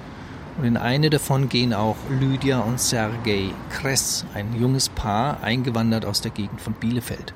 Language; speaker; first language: German; native; German